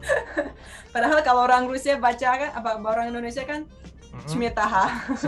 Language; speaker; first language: Indonesian; non-native, fluent; Russian